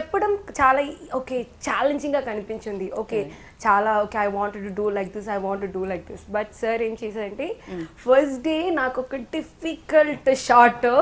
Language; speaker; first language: Telugu; non-native, fluent; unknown